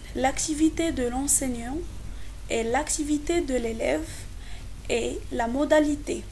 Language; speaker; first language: French; non-native, local second language; Arabic